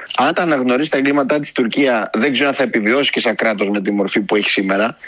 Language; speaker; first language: Greek; native; Greek